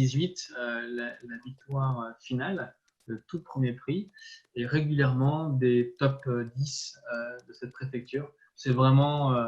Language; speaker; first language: French; native; French